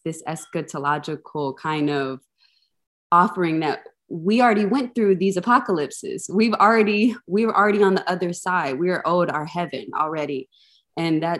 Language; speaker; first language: English; native; English